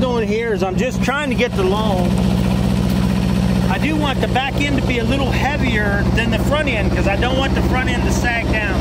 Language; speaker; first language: English; native; English